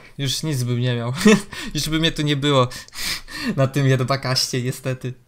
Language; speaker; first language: Polish; native; Polish